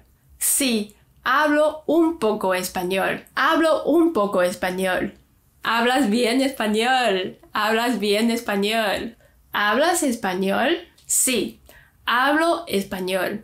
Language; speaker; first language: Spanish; non-native, fluent; Chinese